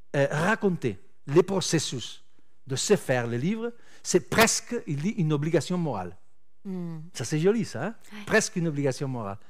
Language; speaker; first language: French; non-native, fluent; Spanish